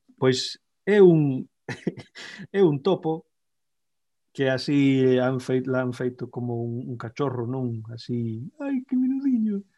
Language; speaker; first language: Galician; native; Galician